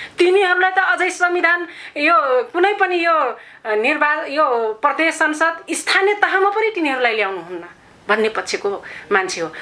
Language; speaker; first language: Nepali; non-native, local second language; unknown